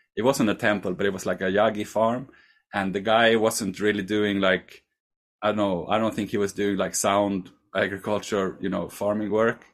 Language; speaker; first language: English; non-native, fluent; Swedish